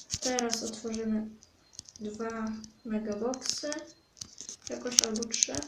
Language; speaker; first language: Polish; native; Polish